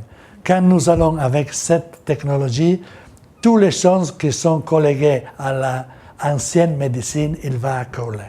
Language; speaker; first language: French; non-native, learner; Italian